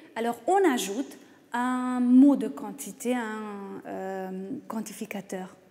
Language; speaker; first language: French; non-native, fluent; Hungarian